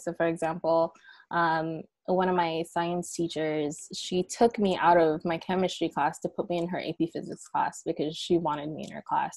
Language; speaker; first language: English; native; English